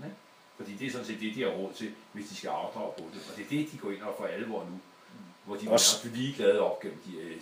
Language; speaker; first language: Danish; native; Danish